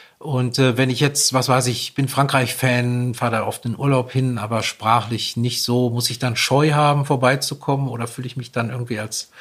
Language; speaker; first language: German; native; German